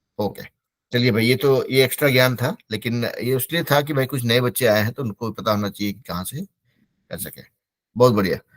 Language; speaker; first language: Hindi; native; Hindi